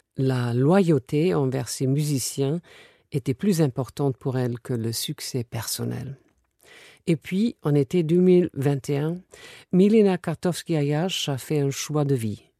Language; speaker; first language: French; non-native, fluent; German